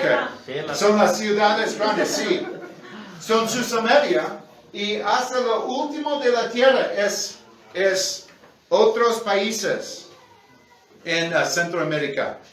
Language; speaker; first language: Spanish; non-native, fluent; English